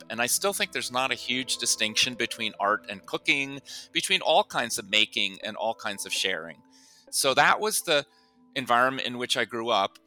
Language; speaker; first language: English; native; English